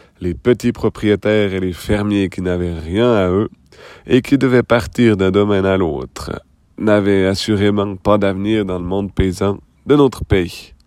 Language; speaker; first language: French; native; French